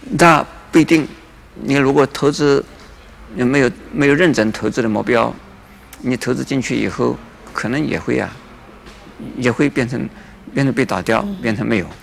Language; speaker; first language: Chinese; native; Chinese